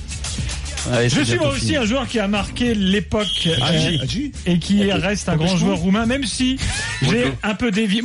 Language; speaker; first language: French; native; French